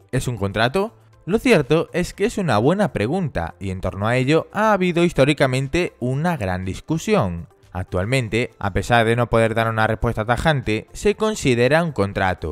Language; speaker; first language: Spanish; native; Spanish